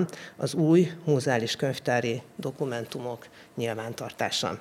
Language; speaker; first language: Hungarian; native; Hungarian